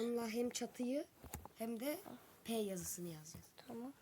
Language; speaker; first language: Turkish; native; Turkish